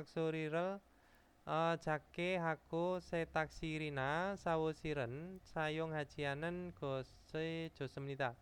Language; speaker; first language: Korean; non-native, fluent; Indonesian